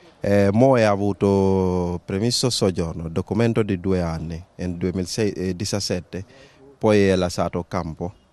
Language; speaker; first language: Italian; non-native, learner; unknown